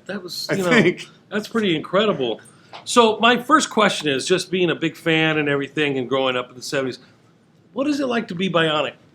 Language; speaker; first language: English; native; English